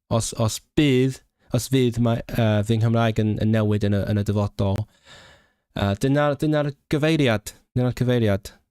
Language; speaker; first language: Welsh; non-native, fluent; Cantonese